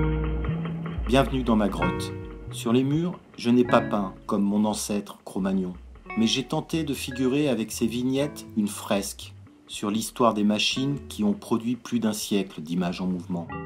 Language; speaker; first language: French; native; French